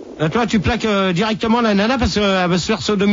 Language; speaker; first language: French; native; French